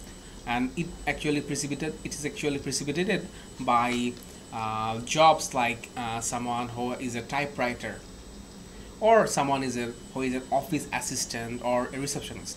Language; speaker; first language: English; non-native, local second language; Bangla